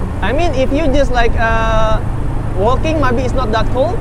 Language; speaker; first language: English; non-native, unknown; Indonesian